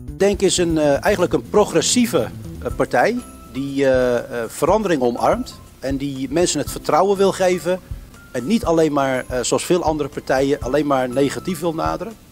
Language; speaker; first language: Dutch; early bilingual, other home language; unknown